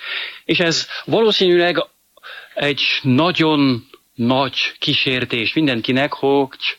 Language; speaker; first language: Hungarian; non-native, fluent; French